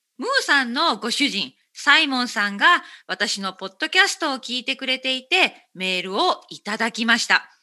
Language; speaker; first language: Japanese; native; Japanese